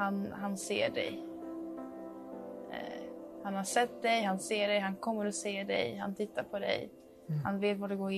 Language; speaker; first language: Swedish; early bilingual, other home language; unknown